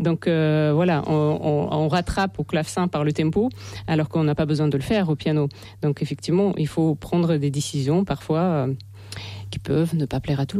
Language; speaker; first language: French; non-native, fluent; Russian